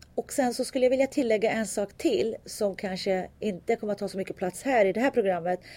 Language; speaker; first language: Swedish; early bilingual, other home language; Turkish